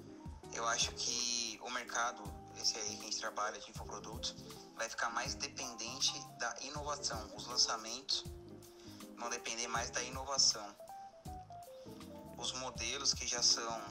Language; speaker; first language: Portuguese; native; Portuguese